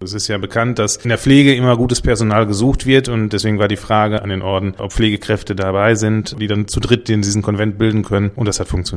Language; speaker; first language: German; native; German